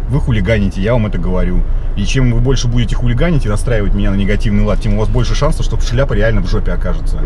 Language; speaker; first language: Russian; native; Russian